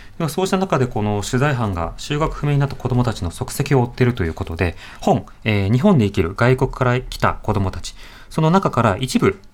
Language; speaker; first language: Japanese; native; Japanese